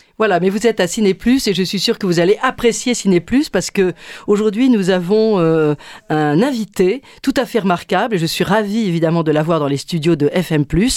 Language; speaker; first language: French; native; French